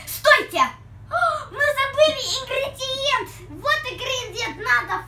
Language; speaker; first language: Russian; early bilingual, heritage; Russian